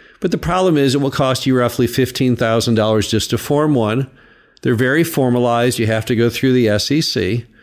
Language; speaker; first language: English; native; English